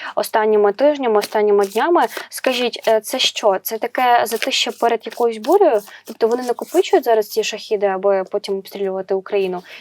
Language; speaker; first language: Ukrainian; native; Ukrainian